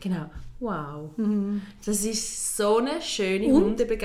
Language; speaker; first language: German; native; German